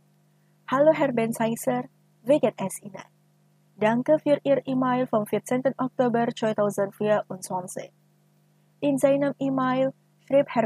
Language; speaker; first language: German; non-native, fluent; Indonesian